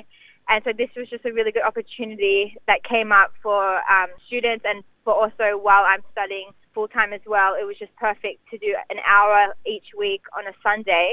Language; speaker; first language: English; native; English